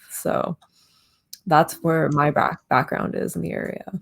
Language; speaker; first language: English; native; English